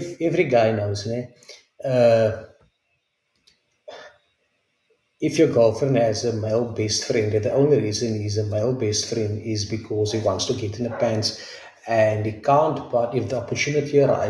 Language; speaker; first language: English; non-native, local second language; Afrikaans